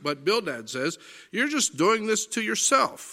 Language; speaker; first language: English; native; English